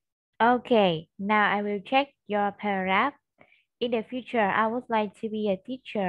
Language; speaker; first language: English; non-native, fluent; Vietnamese